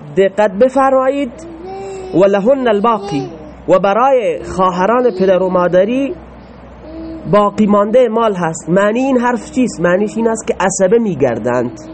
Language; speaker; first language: Persian; non-native, local second language; Baluchi